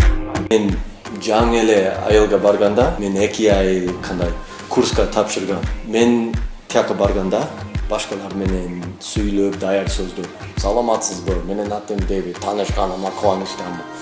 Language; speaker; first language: Kyrgyz; non-native, fluent; English